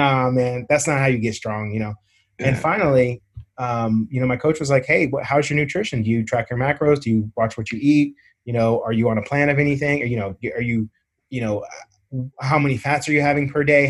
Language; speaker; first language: English; native; English